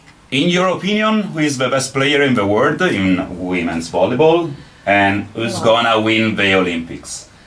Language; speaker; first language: English; non-native, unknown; Italian